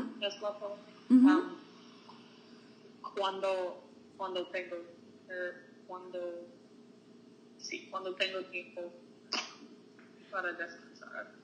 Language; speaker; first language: Spanish; non-native, learner; English